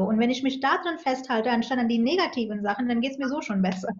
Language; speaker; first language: German; non-native, fluent; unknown